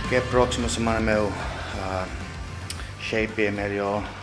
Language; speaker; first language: Portuguese; non-native, learner; Finnish